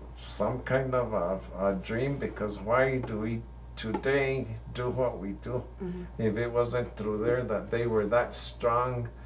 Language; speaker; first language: English; early bilingual, other home language; Spanish